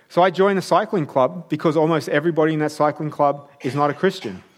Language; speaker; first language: English; native; English